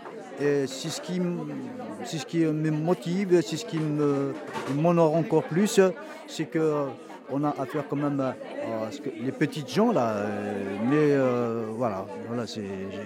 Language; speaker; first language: French; non-native, local second language; Kabyle